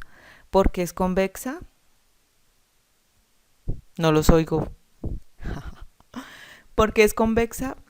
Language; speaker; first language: Spanish; native; Spanish